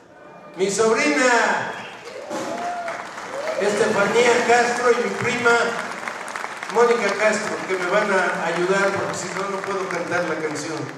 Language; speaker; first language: Spanish; native; Spanish